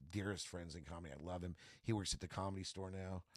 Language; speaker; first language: English; native; English